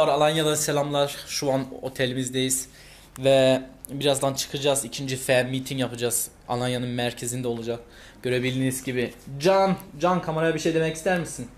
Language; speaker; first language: Turkish; early bilingual, heritage; Turkish